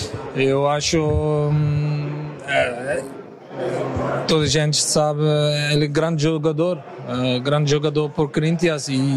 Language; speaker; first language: Portuguese; non-native, learner; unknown